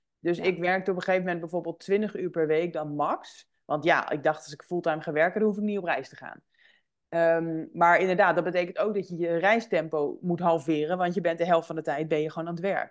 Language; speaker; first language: Dutch; native; Dutch